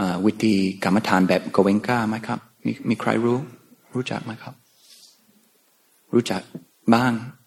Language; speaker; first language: Thai; non-native, fluent; English